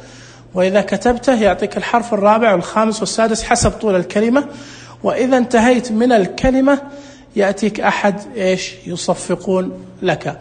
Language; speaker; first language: Arabic; native; Arabic